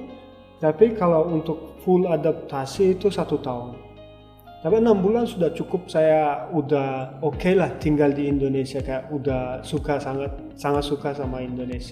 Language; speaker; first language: Indonesian; non-native, fluent; Turkmen